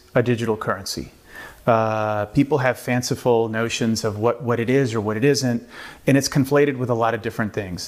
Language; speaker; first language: English; early bilingual, other home language; Spanish